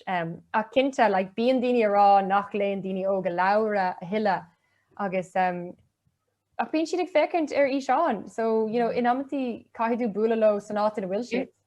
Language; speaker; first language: Irish; non-native, local second language; English